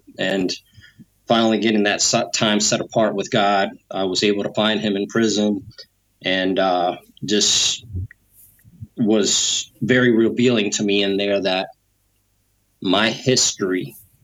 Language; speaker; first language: English; native; English